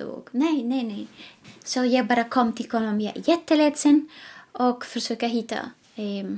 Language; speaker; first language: Swedish; non-native, fluent; Spanish